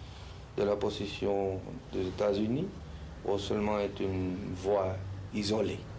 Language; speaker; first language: French; non-native, fluent; Spanish